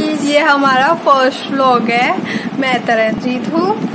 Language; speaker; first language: Hindi; native; Hindi